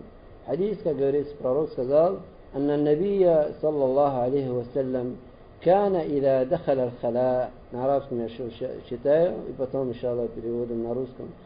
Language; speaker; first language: Russian; non-native, learner; Arabic